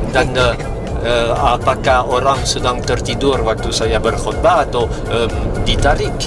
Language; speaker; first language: Indonesian; non-native, fluent; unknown